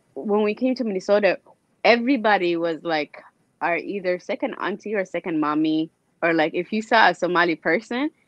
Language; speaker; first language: English; native; English